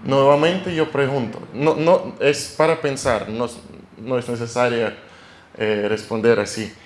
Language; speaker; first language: Spanish; non-native, fluent; Russian